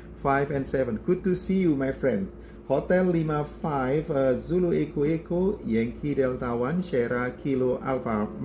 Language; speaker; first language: English; non-native, learner; Indonesian